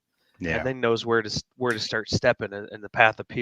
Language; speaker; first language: English; native; English